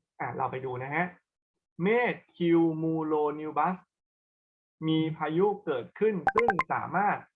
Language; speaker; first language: Thai; native; Thai